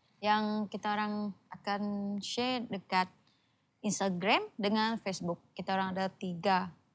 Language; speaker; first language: Malay; non-native, local second language; Iban